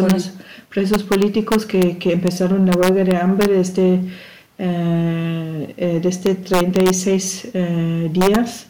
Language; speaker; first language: Spanish; non-native, fluent; German